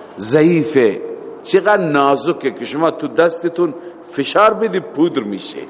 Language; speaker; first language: Persian; native; Persian